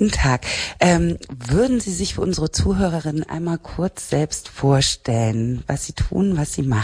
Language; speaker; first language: German; native; German